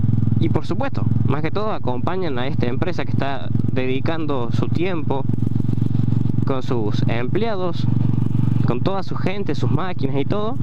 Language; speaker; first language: Spanish; native; Spanish